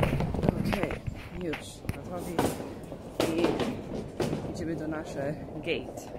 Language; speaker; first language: Polish; early bilingual, heritage; English